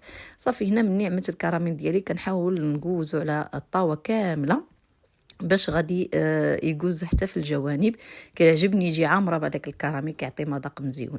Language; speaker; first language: Arabic; native; Arabic